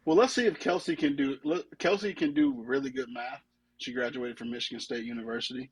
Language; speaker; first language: English; native; English